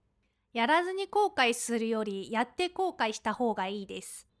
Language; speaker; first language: Japanese; non-native, fluent; Korean